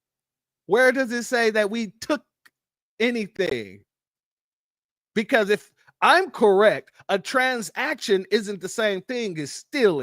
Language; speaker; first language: English; native; English